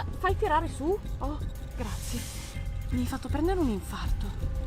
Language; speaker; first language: Italian; native; Italian